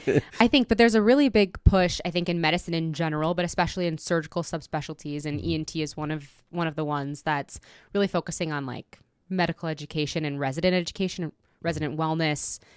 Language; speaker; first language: English; native; English